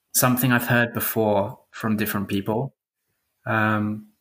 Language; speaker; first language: English; native; English